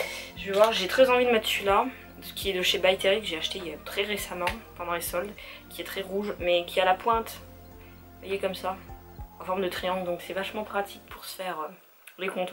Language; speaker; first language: French; native; French